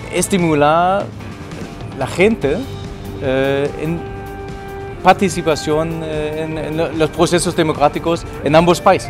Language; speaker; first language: Spanish; non-native, fluent; German